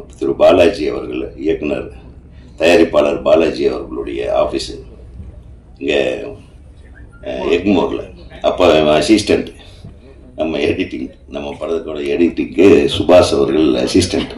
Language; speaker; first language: Tamil; native; Tamil